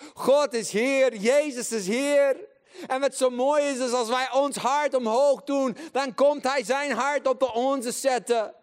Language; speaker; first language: Dutch; non-native, fluent; English